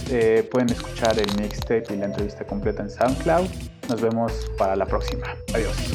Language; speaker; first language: Spanish; native; Spanish